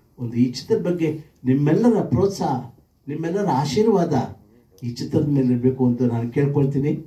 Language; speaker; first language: Kannada; native; Kannada